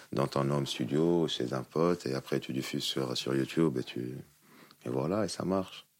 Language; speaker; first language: French; non-native, local second language; Arabic